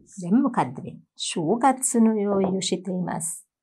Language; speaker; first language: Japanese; non-native, learner; Sinhala